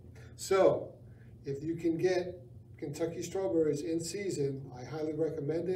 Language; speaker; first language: English; native; English